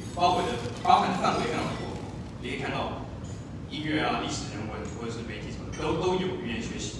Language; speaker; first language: Chinese; native; Chinese